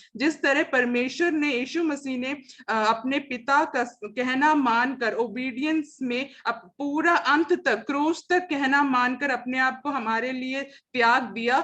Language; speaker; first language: Hindi; non-native, local second language; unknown